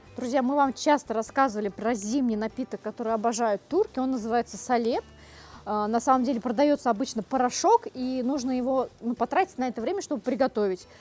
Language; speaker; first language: Russian; native; Russian